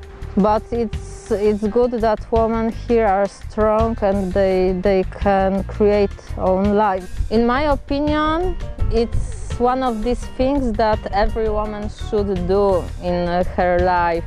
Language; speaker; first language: English; non-native, learner; Polish